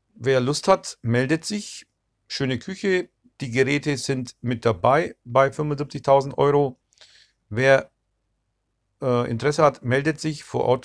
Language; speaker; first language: German; non-native, fluent; Turkish